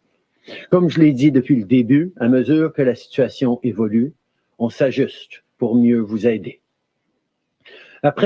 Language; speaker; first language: French; native; French